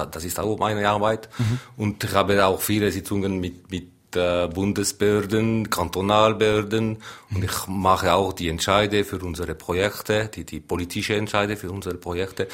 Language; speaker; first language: German; non-native, local second language; French